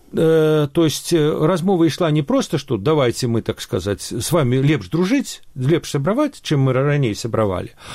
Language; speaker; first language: Belarusian; non-native, local second language; Russian